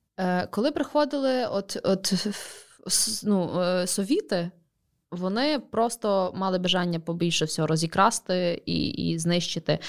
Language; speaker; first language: Ukrainian; native; Ukrainian